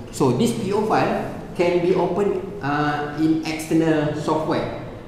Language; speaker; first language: English; non-native, local second language; Malay